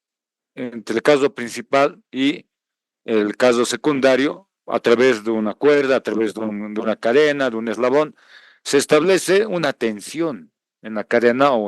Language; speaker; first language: Spanish; native; Spanish